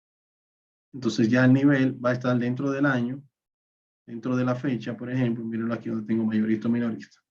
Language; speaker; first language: Spanish; native; Spanish